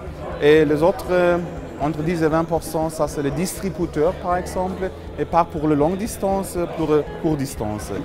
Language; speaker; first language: French; non-native, fluent; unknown